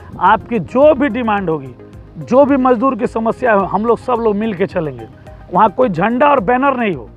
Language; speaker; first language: Hindi; native; Hindi